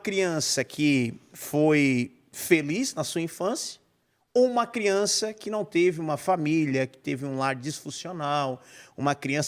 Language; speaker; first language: Portuguese; native; Portuguese